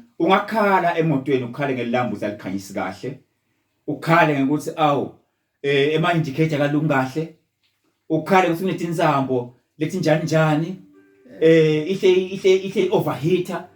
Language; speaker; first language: Zulu; non-native, local second language; Swati